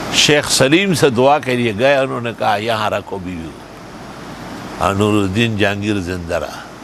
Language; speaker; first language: Urdu; non-native, local second language; Pashto